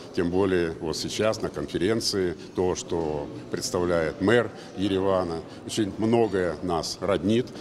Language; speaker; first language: Russian; native; Russian